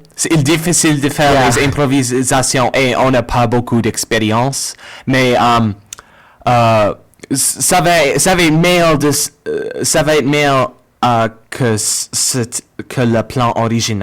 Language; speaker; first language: French; non-native, learner; English